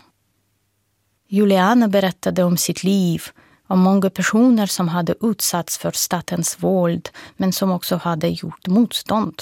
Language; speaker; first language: Swedish; non-native, fluent; Russian